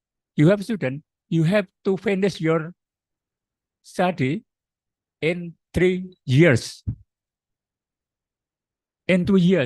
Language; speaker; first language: English; non-native, learner; Indonesian